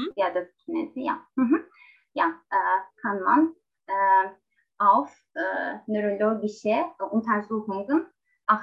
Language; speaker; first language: German; non-native, learner; Turkish